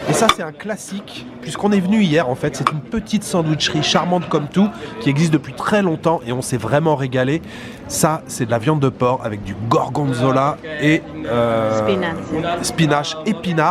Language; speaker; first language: French; native; French